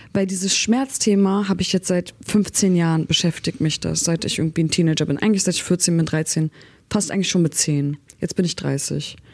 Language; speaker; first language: German; early bilingual, other home language; Turkish